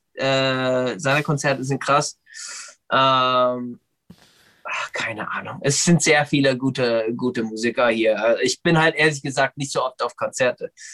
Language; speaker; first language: German; non-native, fluent; English